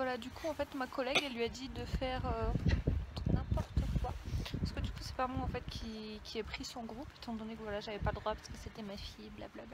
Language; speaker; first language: French; native; French